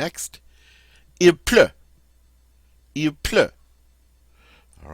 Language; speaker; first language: French; non-native, fluent; English